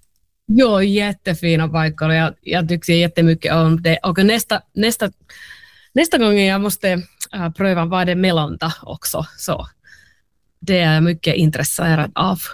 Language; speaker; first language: Swedish; non-native, learner; Finnish